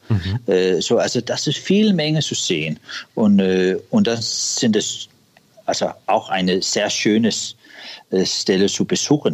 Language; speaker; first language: German; non-native, learner; Danish